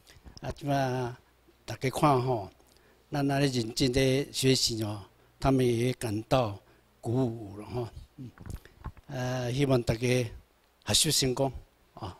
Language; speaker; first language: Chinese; non-native, local second language; Min Nan Chinese